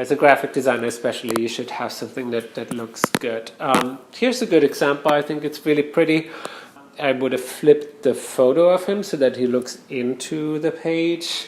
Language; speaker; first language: English; non-native, fluent; German